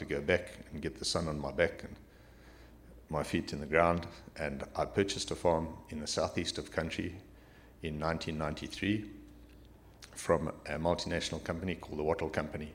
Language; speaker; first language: English; native; English